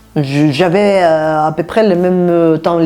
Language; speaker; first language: French; non-native, fluent; Spanish